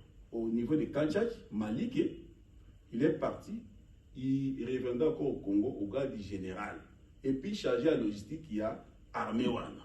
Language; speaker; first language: French; non-native, local second language; Lingala